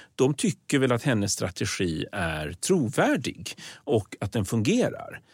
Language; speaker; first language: Swedish; native; Swedish